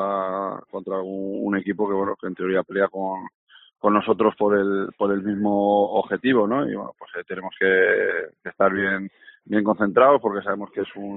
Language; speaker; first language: Spanish; native; Spanish